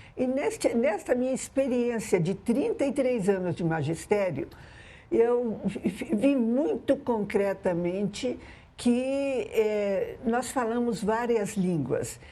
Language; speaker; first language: Portuguese; early bilingual, other home language; Arabic